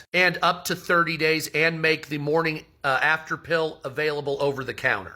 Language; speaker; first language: English; native; English